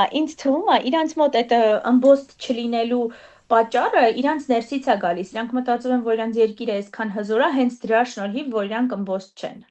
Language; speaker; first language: Armenian; native; Armenian